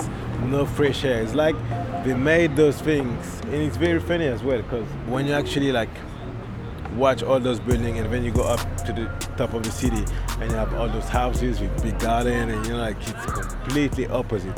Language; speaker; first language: English; non-native, fluent; French